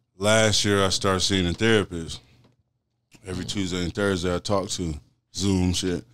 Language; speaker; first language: English; native; English